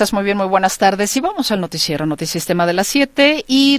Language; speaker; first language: Spanish; native; Spanish